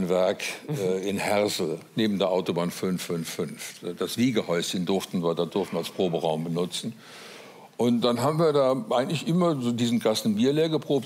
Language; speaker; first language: German; native; German